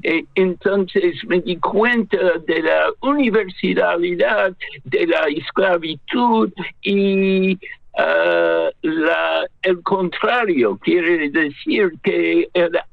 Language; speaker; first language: Spanish; non-native, fluent; English